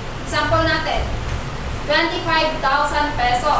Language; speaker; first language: Filipino; native; Filipino